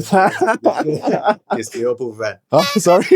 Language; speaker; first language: English; non-native, learner; Thai